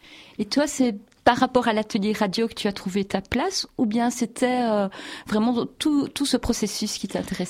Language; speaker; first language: French; native; French